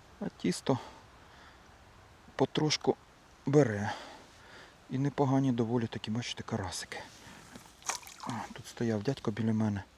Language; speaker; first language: Ukrainian; native; Ukrainian